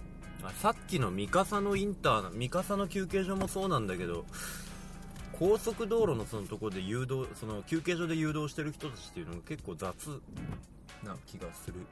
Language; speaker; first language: Japanese; native; Japanese